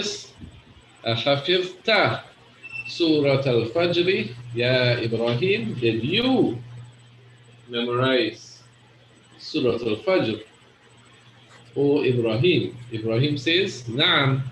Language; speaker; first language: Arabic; non-native, fluent; English